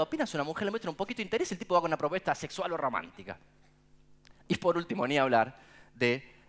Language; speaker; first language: Spanish; native; Spanish